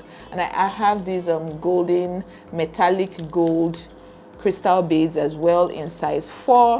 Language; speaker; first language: English; native; English